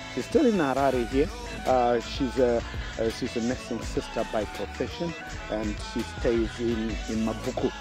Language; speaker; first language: English; non-native, local second language; Shona